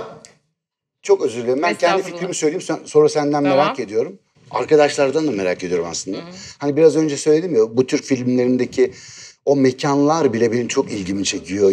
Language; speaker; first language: Turkish; native; Turkish